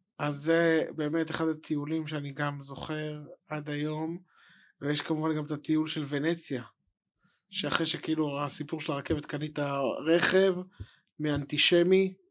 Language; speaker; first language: Hebrew; native; Hebrew